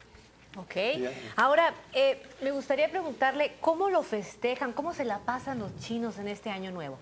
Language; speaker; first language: Spanish; native; Spanish